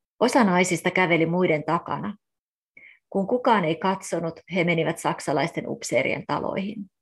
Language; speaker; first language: Finnish; native; Finnish